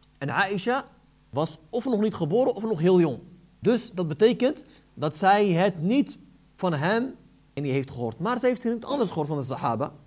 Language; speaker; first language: Dutch; early bilingual, other home language; Arabic